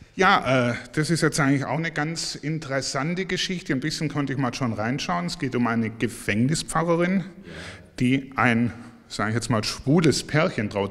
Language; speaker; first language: German; native; German